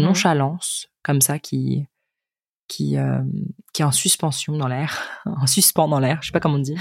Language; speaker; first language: French; native; French